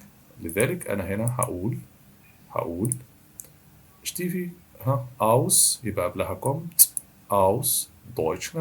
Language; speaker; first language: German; non-native, fluent; Arabic